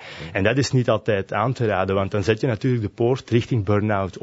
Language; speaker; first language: Dutch; native; Dutch